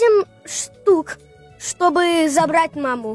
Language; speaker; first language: Russian; early bilingual, heritage; English